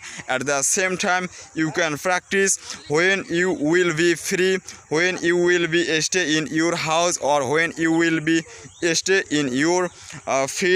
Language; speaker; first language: English; non-native, learner; Bangla